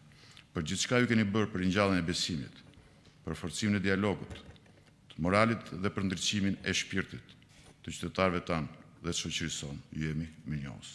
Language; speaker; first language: Albanian; native; Albanian